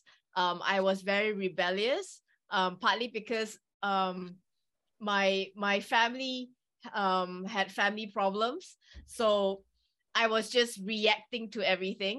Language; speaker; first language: English; native; English